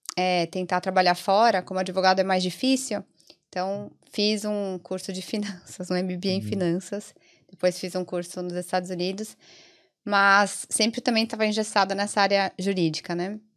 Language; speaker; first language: Portuguese; early bilingual, other home language; Italian